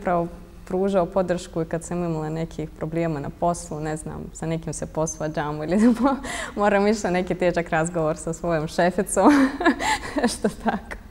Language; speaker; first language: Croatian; non-native, fluent; Russian